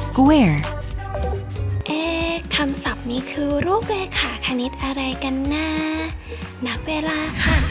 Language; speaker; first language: Thai; native; Thai